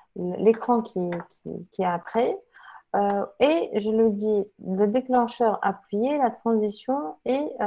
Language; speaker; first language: French; non-native, local second language; Arabic